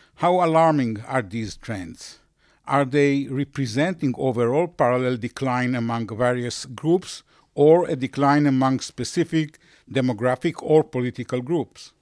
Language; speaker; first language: English; non-native, fluent; Hebrew